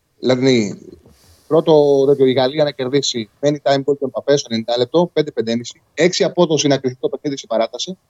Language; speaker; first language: Greek; native; Greek